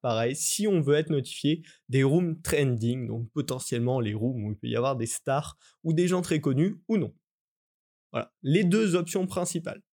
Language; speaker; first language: French; native; French